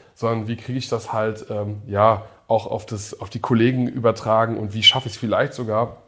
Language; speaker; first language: German; early bilingual, other home language; English